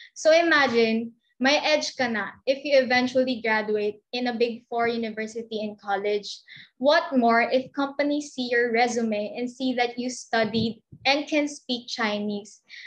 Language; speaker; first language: English; non-native, local second language; Filipino